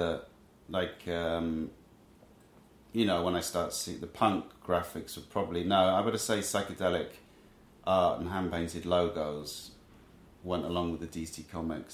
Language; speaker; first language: English; native; English